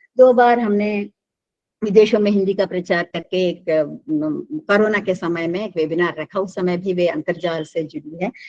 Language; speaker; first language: Hindi; non-native, local second language; Telugu